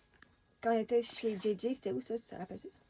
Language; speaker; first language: French; native; French